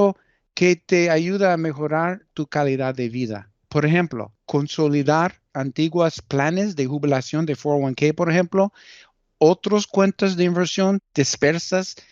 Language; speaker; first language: Spanish; early bilingual, heritage; Spanish